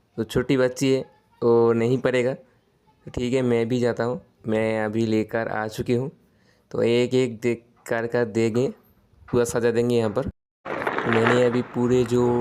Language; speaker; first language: Hindi; non-native, local second language; Bangla